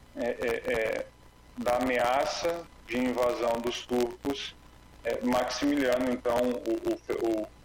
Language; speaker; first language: Portuguese; native; Portuguese